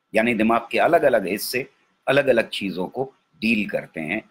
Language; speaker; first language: Hindi; native; Hindi